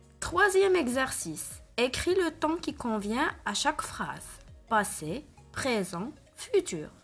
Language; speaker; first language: French; non-native, local second language; Arabic